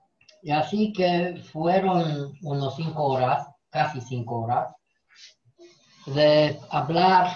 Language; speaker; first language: Spanish; non-native, fluent; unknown